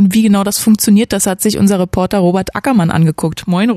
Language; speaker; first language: German; native; German